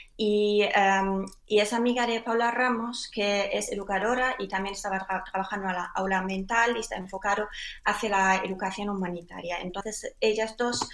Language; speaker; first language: Spanish; non-native, fluent; German